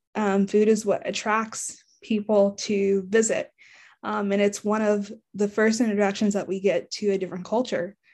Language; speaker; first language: English; early bilingual, other home language; Haitian Creole